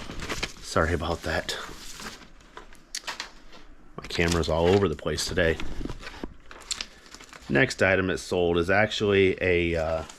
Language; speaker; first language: English; native; English